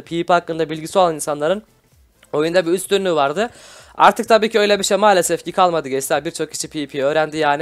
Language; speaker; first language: Turkish; native; Turkish